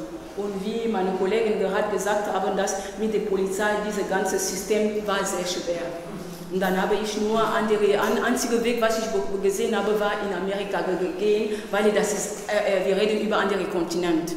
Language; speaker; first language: German; non-native, learner; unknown